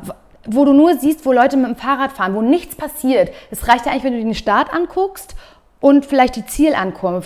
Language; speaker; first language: German; native; German